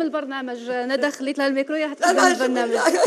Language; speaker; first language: Arabic; native; Arabic